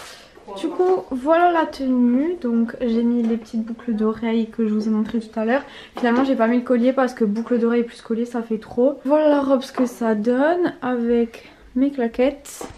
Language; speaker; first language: French; native; French